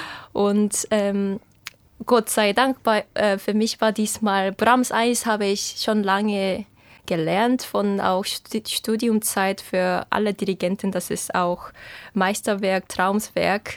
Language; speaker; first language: German; non-native, fluent; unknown